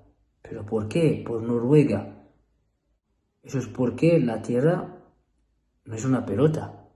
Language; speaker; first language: Spanish; non-native, fluent; Arabic